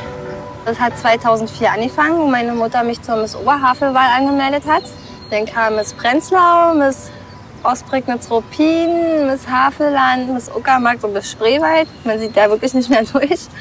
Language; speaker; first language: German; native; German